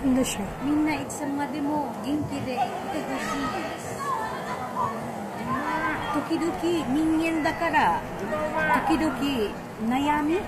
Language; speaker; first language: Japanese; non-native, fluent; Filipino